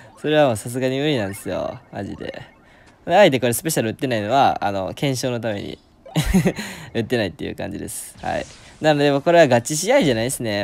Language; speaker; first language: Japanese; native; Japanese